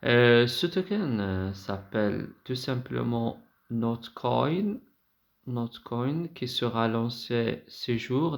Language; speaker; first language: French; non-native, fluent; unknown